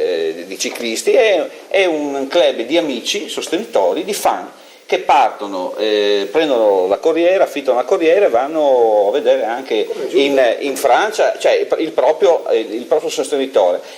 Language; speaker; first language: Italian; native; Italian